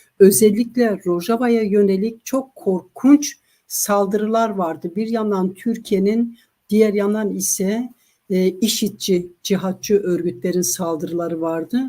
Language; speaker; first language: Turkish; non-native, local second language; Kurdish